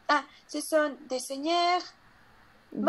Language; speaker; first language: French; non-native, learner; Spanish